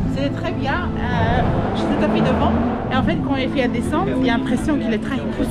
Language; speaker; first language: French; non-native, learner; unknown